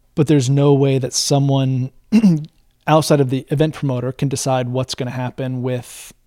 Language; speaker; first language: English; native; English